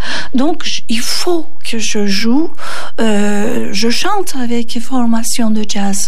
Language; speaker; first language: French; non-native, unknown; Turkish